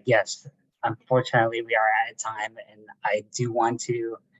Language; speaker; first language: English; native; English